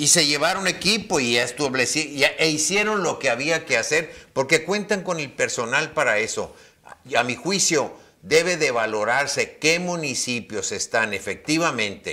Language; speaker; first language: Spanish; native; Spanish